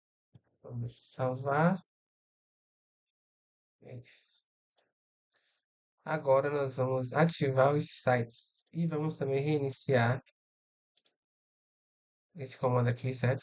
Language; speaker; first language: Portuguese; native; Portuguese